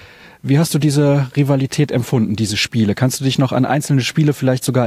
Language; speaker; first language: German; native; German